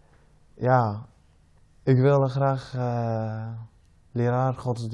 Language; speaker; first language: Dutch; non-native, learner; Arabic